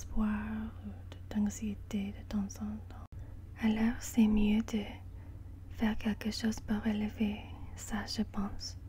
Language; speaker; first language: French; non-native, learner; English